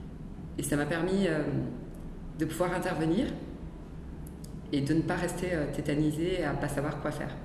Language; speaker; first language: French; native; French